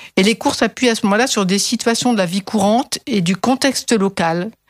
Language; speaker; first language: French; native; French